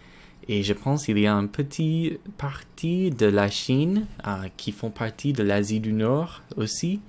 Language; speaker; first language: French; non-native, learner; English